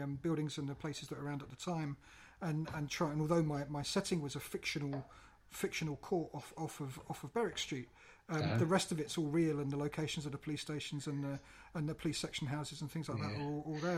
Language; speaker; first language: English; native; English